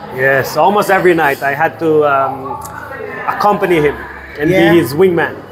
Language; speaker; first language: English; non-native, local second language; Filipino